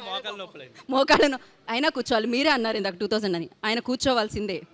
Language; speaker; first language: Telugu; native; Telugu